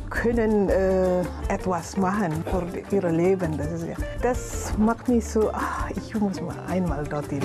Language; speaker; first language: German; non-native, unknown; Indonesian